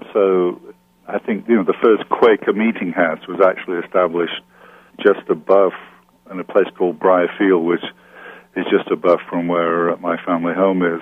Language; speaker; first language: English; native; English